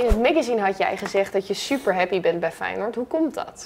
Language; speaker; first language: Dutch; native; Dutch